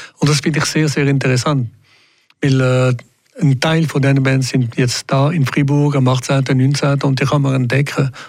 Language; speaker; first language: German; non-native, local second language; French